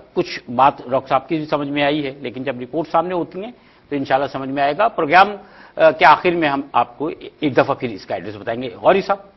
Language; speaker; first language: Urdu; native; Urdu